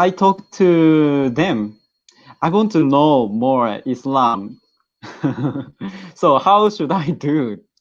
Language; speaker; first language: English; non-native, learner; Japanese